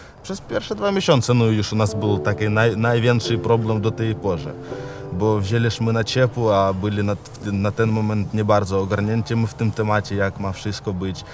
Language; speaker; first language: Polish; non-native, fluent; Ukrainian